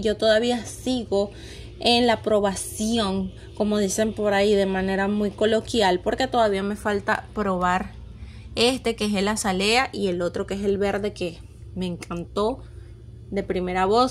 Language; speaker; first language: Spanish; native; Spanish